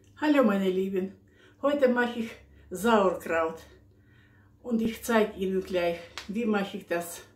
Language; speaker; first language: German; non-native, local second language; Russian